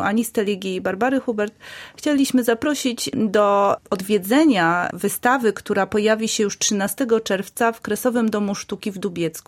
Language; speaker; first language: Polish; native; Polish